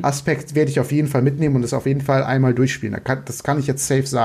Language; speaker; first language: German; native; German